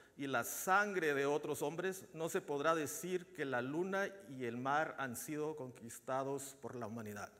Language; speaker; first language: Spanish; early bilingual, other home language; English